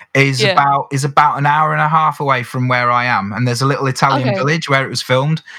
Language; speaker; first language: English; native; English